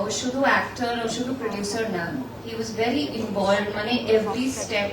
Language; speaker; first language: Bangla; non-native, learner; Hindi